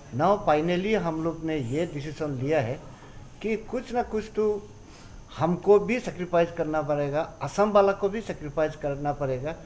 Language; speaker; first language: Hindi; non-native, local second language; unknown